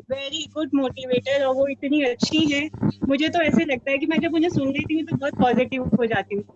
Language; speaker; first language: Hindi; native; Hindi